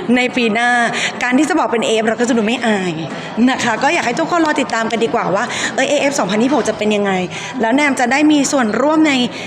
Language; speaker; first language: Thai; native; Thai